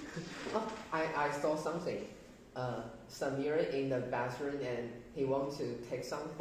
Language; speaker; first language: English; non-native, learner; Chinese